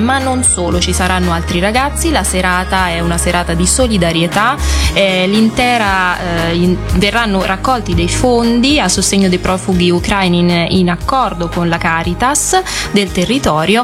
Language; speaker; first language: Italian; native; Italian